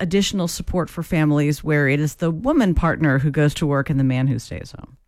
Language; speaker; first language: English; native; English